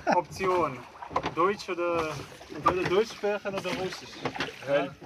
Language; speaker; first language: German; non-native, fluent; Russian